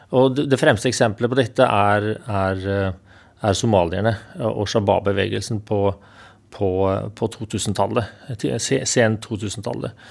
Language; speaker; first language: Norwegian; native; Norwegian